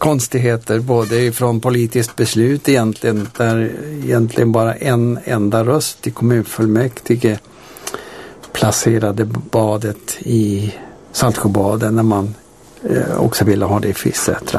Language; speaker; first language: Swedish; native; Swedish